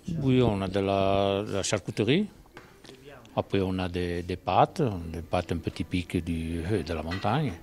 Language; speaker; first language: French; non-native, local second language; Italian